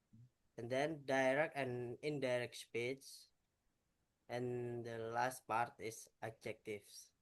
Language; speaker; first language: English; non-native, learner; Indonesian